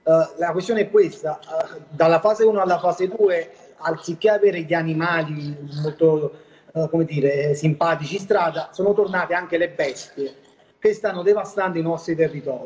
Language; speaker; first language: Italian; native; Italian